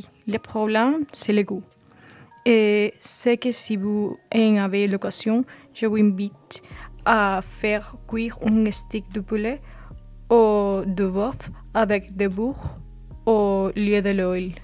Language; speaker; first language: French; non-native, fluent; Spanish